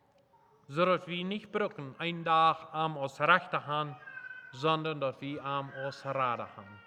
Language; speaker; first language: German; non-native, local second language; Plautdietsch